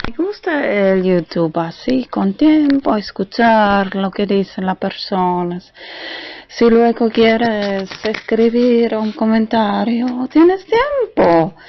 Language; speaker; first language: Spanish; non-native, fluent; German